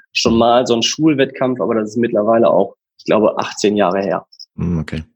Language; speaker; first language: German; native; German